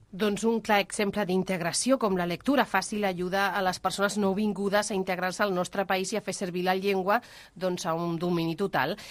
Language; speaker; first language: Catalan; native; Catalan